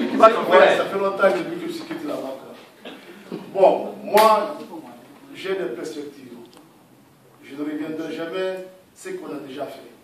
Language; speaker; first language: French; non-native, local second language; Fula